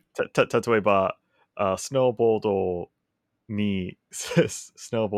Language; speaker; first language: Japanese; non-native, learner; English